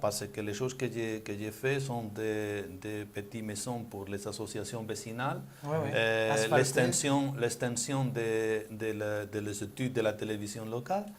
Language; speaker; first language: French; non-native, learner; Spanish